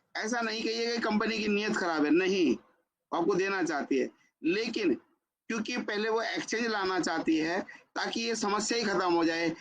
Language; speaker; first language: Hindi; native; Hindi